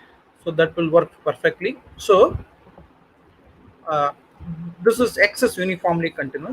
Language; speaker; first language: English; non-native, local second language; Tamil